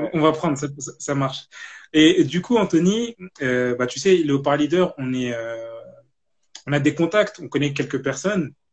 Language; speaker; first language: French; native; French